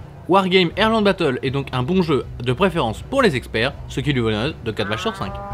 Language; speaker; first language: French; native; French